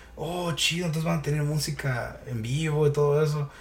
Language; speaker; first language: Spanish; early bilingual, heritage; Spanish